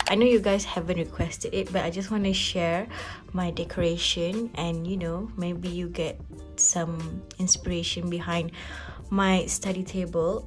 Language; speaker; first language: English; non-native, local second language; Malay